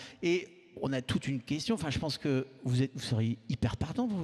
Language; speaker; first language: French; native; French